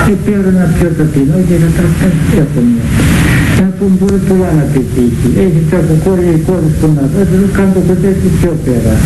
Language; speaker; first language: Greek; native; Greek